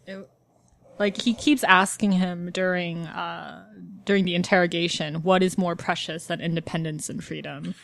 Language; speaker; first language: English; native; English